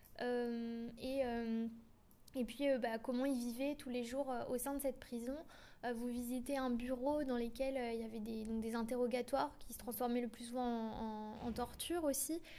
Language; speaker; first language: French; native; French